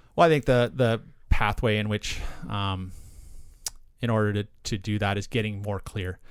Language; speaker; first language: English; native; English